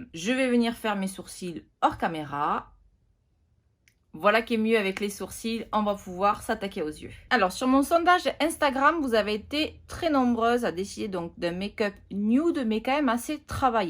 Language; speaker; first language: French; native; French